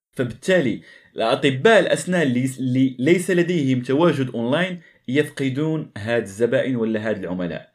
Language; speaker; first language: Arabic; native; Arabic